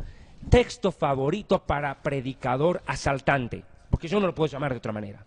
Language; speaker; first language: Spanish; native; Spanish